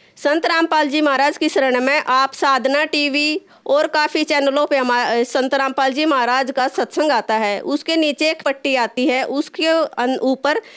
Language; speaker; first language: Hindi; native; Hindi